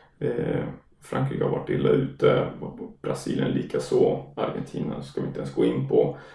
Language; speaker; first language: Swedish; non-native, fluent; German